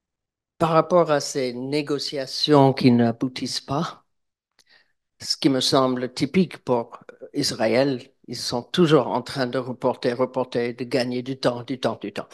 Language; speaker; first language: French; non-native, fluent; English